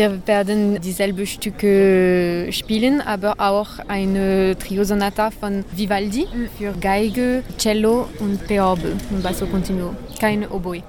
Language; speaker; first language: German; non-native, learner; French